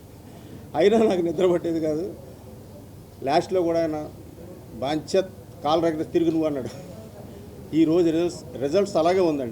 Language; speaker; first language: Telugu; native; Telugu